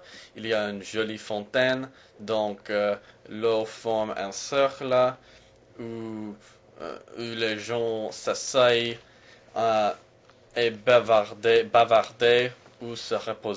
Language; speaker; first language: French; non-native, learner; English